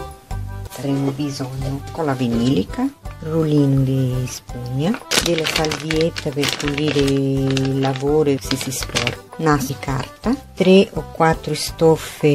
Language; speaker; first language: Italian; non-native, fluent; Portuguese